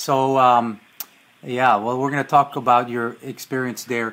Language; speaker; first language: English; early bilingual, other home language; Hungarian